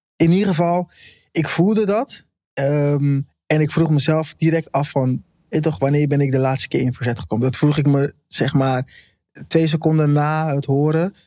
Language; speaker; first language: Dutch; early bilingual, other home language; Papiamento